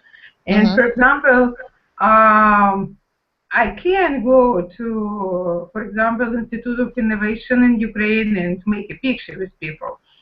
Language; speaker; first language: English; non-native, learner; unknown